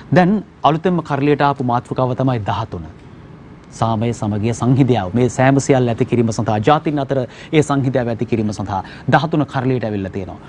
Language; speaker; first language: Sinhala; native; Sinhala